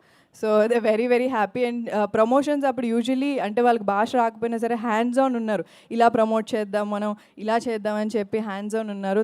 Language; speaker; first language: Telugu; native; Telugu